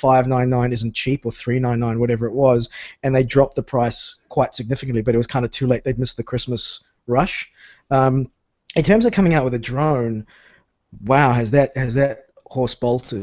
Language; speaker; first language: English; native; English